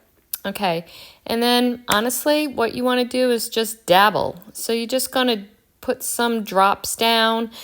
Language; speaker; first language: English; native; English